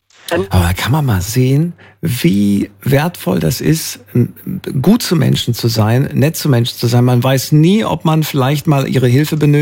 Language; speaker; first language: German; native; German